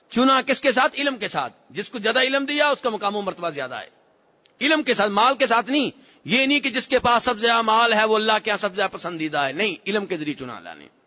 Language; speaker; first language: Urdu; native; Urdu